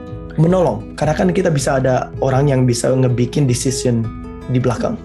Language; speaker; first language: Indonesian; early bilingual, heritage; Indonesian